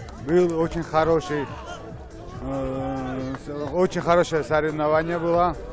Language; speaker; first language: Russian; non-native, learner; Armenian